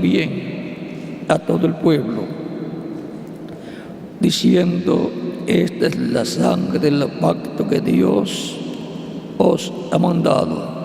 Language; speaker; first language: Spanish; native; Spanish